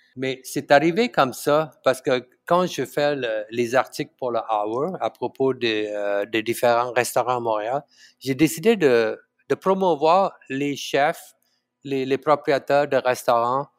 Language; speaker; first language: French; non-native, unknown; Tamil